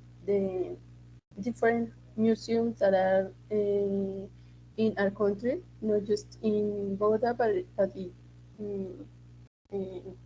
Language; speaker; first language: English; non-native, learner; Spanish